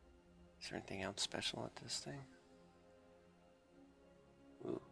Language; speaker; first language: English; native; English